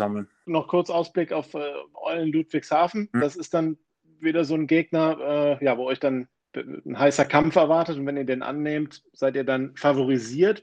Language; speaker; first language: German; native; German